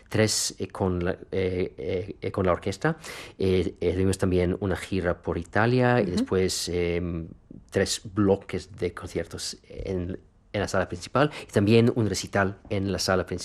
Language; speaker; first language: Spanish; non-native, fluent; Russian